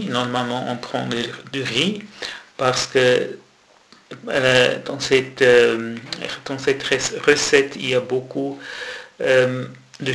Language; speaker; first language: French; non-native, local second language; German